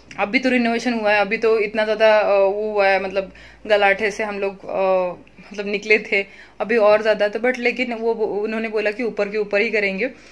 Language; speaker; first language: Hindi; non-native, local second language; Marathi